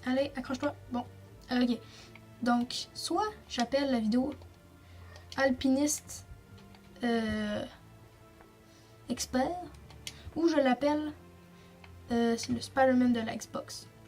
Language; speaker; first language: French; native; French